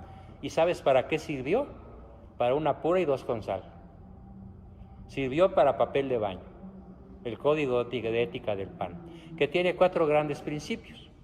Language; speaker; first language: Spanish; native; Spanish